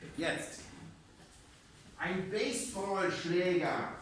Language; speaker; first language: German; non-native, fluent; English